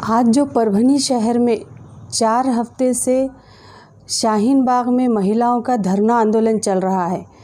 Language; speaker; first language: Hindi; native; Hindi